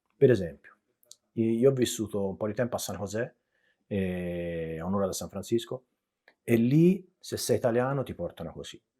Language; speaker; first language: Italian; native; Italian